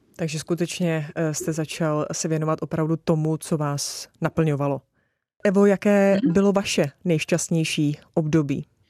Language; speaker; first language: Czech; native; Czech